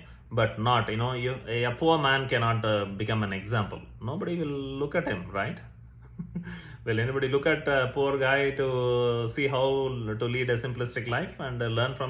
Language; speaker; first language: English; non-native, local second language; Tamil